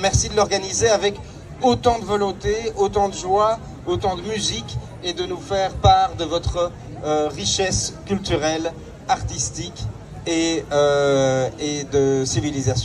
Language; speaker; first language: French; native; French